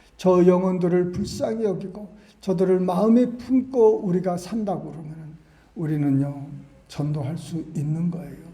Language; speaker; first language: Korean; native; Korean